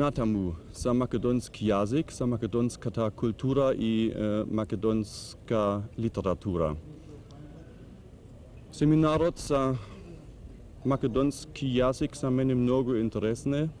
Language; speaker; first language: Macedonian; non-native, learner; German